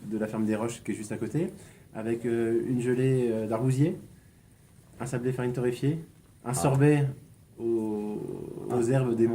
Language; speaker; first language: French; native; French